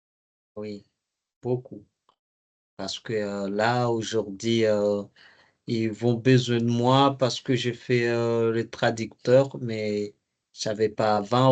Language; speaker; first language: French; non-native, learner; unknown